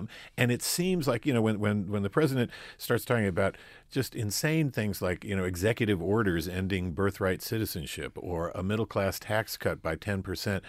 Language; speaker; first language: English; native; English